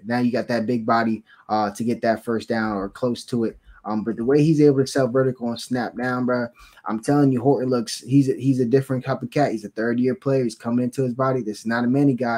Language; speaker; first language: English; native; English